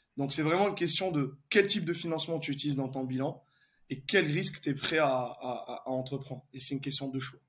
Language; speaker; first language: French; non-native, local second language; Arabic